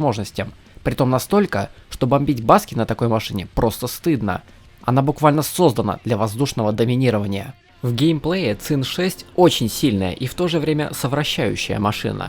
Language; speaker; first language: Russian; native; Russian